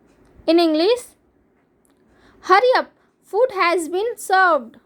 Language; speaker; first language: English; non-native, local second language; Hindi